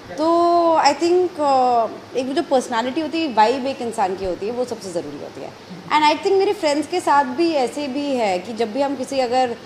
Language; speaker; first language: Hindi; native; Hindi